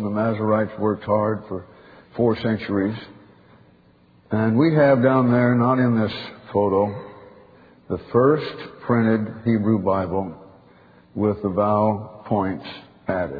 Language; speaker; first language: English; native; English